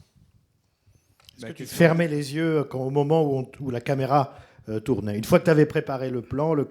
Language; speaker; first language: French; native; French